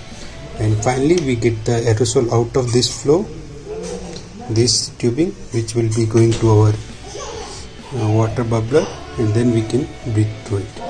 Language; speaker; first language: English; non-native, local second language; Hindi